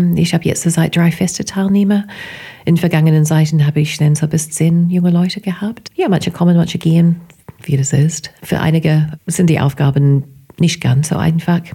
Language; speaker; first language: German; non-native, fluent; English